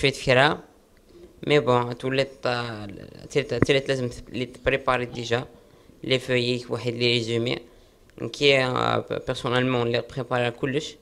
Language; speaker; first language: French; non-native, local second language; Arabic